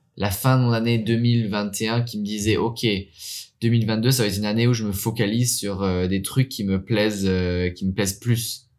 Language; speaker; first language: French; early bilingual, heritage; French